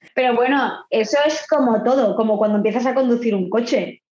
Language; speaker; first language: Spanish; native; Spanish